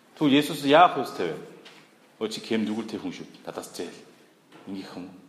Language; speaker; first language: Mongolian; non-native, fluent; Korean